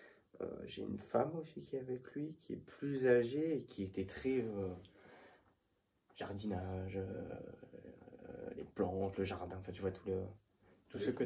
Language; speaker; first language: French; native; French